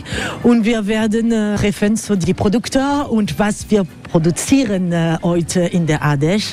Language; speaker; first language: German; non-native, learner; French